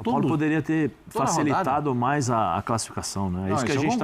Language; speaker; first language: Portuguese; native; Portuguese